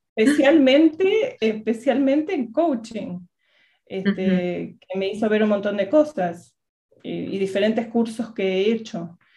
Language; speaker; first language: Spanish; native; Spanish